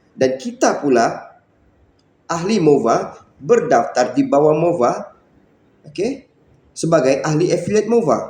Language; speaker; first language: Malay; native; Malay